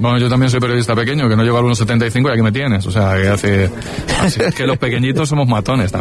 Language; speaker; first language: Spanish; native; Spanish